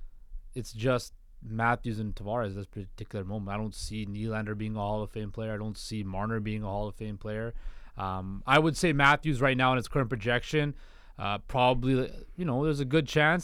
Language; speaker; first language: English; native; English